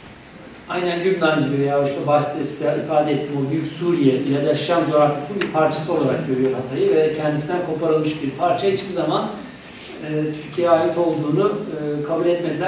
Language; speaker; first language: Turkish; native; Turkish